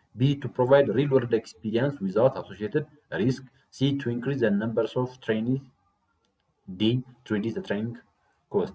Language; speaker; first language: English; non-native, local second language; Amharic